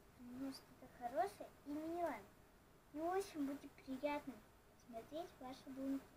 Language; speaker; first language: Russian; non-native, local second language; Ukrainian